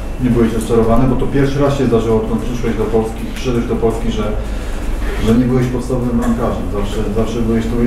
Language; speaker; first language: Polish; native; Polish